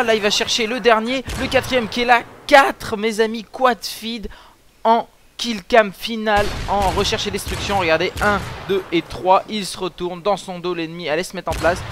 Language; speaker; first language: French; native; French